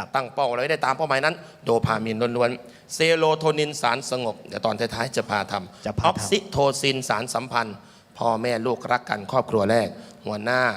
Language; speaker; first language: Thai; native; Thai